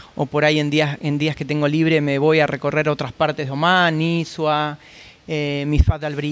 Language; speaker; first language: Spanish; native; Spanish